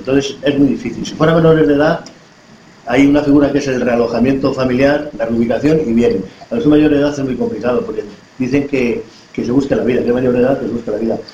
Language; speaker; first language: Spanish; native; Spanish